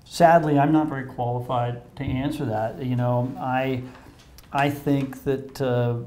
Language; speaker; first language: English; native; English